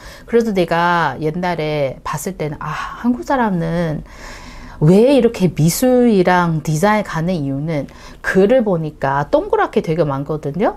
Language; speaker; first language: Korean; non-native, learner; Chinese